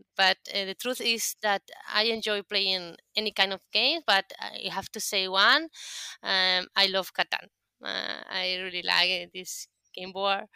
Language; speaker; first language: English; non-native, fluent; Spanish